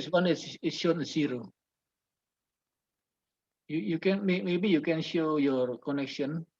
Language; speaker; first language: English; non-native, learner; Indonesian